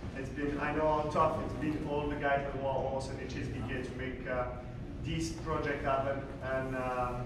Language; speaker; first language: English; non-native, fluent; French